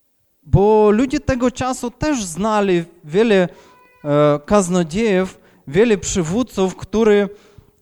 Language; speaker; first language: Polish; non-native, fluent; Ukrainian